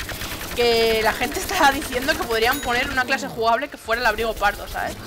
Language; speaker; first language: Spanish; native; Spanish